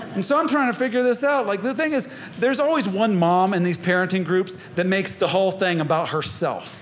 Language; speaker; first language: English; native; English